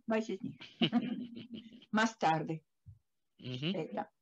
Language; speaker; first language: German; non-native, learner; Spanish